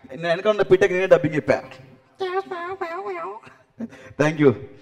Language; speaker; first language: Telugu; native; Telugu